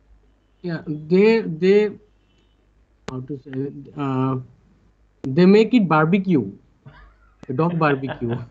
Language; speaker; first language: English; non-native, learner; Bangla